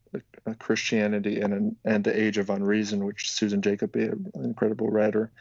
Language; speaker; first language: English; non-native, fluent; Slovak